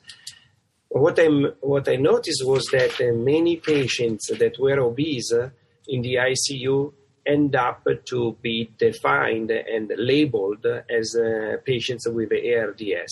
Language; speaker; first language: English; non-native, fluent; Italian